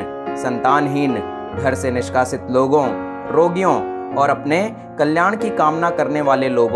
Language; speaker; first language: Hindi; native; Hindi